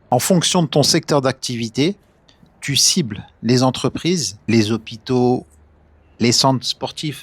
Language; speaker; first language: French; native; French